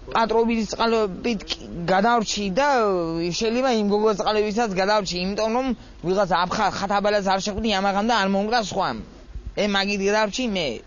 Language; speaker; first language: Georgian; non-native, local second language; Mingrelian